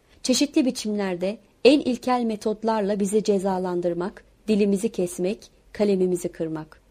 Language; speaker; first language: Turkish; non-native, local second language; Kurdish